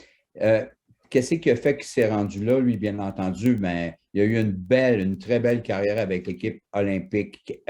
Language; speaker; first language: French; native; French